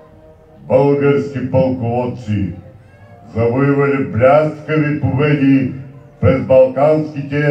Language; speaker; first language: Bulgarian; native; Bulgarian